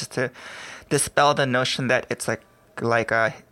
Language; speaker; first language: English; non-native, local second language; Filipino